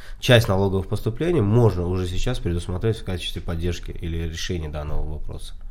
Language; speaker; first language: Russian; non-native, local second language; Tajik